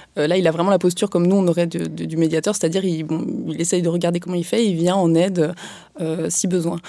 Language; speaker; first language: French; native; French